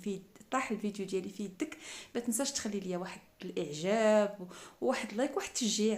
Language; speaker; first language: Arabic; native; Arabic